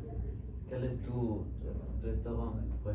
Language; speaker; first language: French; non-native, learner; Spanish